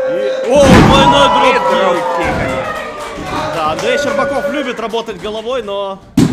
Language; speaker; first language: Russian; native; Russian